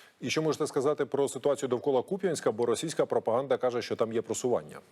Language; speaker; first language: Ukrainian; native; Ukrainian